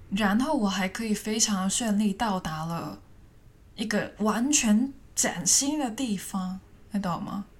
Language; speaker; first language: Chinese; non-native, fluent; Cantonese